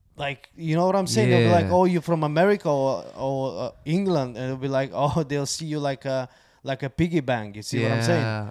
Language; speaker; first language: English; non-native, fluent; Bulgarian